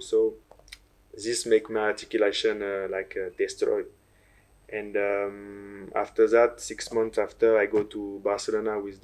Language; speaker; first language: English; non-native, learner; French